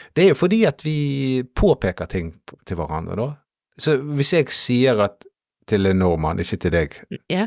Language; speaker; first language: Norwegian; native; Norwegian